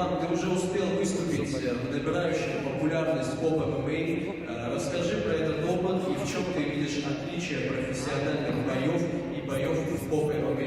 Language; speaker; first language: Russian; native; Russian